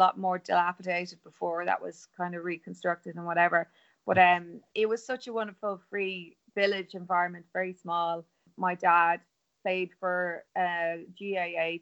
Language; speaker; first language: English; non-native, local second language; Irish